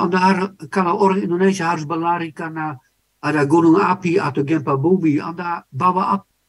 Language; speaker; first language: Indonesian; non-native, fluent; Dutch